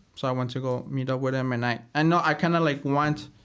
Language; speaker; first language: English; early bilingual, other home language; Spanish